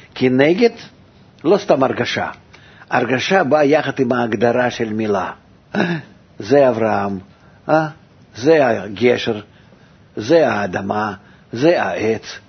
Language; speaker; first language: Hebrew; non-native, fluent; Russian